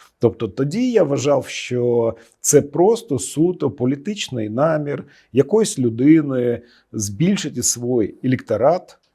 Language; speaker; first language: Ukrainian; non-native, local second language; Russian